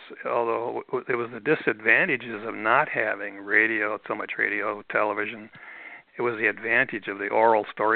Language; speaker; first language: English; native; English